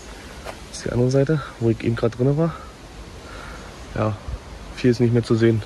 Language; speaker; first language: German; native; German